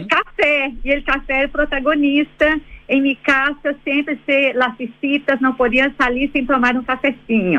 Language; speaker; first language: Spanish; non-native, fluent; Portuguese